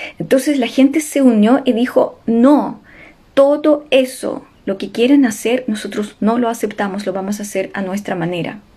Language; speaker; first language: Spanish; non-native, fluent; Ukrainian